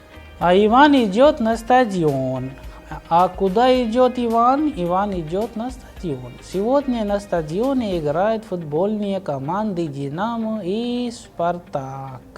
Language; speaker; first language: Russian; non-native, fluent; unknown